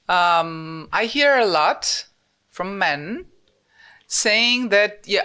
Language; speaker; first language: English; non-native, fluent; Romanian